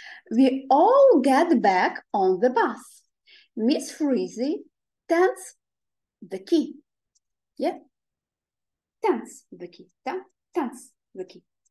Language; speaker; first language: English; non-native, fluent; Ukrainian